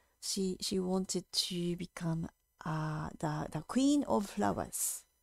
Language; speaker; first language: English; non-native, fluent; Japanese